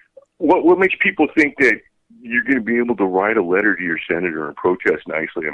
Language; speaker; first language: English; native; English